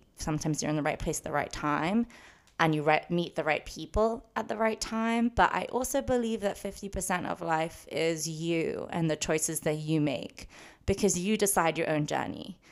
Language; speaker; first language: English; native; English